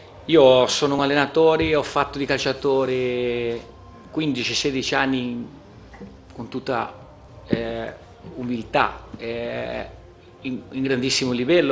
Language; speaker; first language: Italian; non-native, fluent; Portuguese